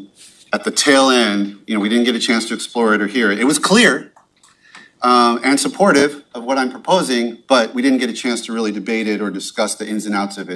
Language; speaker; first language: English; native; English